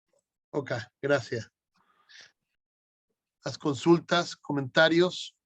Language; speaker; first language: Spanish; native; Spanish